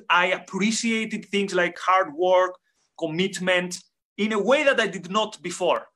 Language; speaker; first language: English; non-native, fluent; Greek